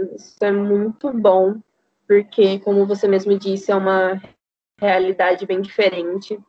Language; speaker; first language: Portuguese; native; Portuguese